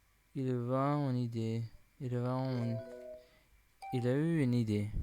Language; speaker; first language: French; non-native, learner; English